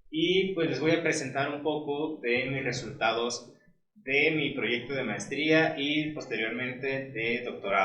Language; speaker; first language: Spanish; native; Spanish